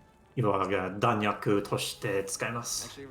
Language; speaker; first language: Japanese; non-native, learner; English